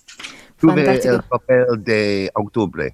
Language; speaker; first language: Spanish; non-native, learner; English